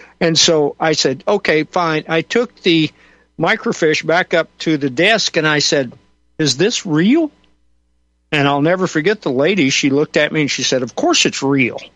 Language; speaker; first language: English; native; English